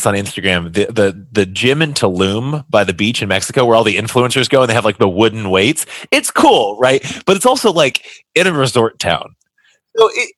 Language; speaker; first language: English; native; English